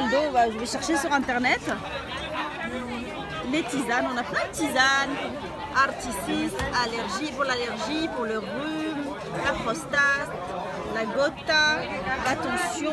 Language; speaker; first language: French; native; French